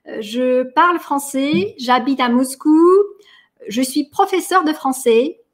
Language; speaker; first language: French; non-native, fluent; Russian